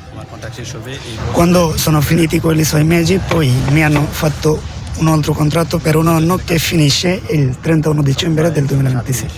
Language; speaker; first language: Italian; non-native, learner; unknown